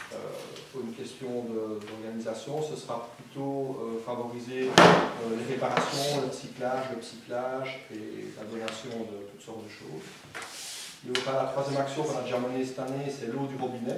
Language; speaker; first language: French; native; French